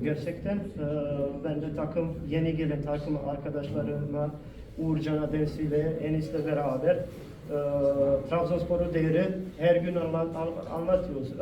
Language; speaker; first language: Turkish; non-native, fluent; Bosnian